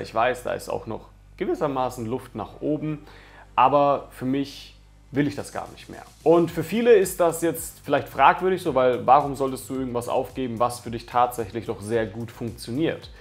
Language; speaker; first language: German; native; German